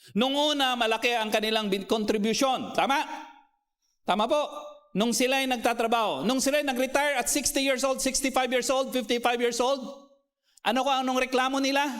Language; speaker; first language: Filipino; non-native, local second language; Cebuano